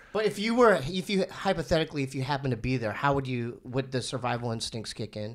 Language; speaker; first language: English; early bilingual, other home language; Korean